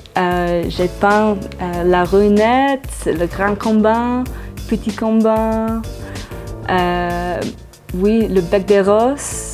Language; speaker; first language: French; non-native, fluent; English